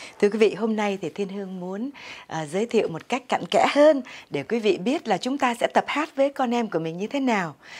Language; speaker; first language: Vietnamese; native; Vietnamese